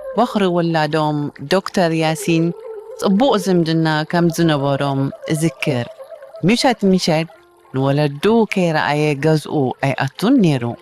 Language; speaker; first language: Tigrinya; native; Tigrinya